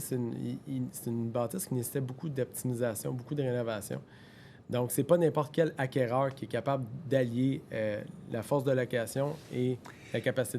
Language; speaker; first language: French; native; French